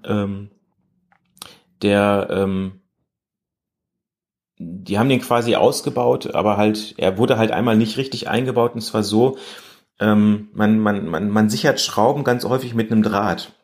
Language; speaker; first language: German; native; German